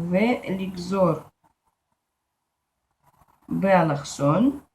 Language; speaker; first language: Hebrew; non-native, fluent; Russian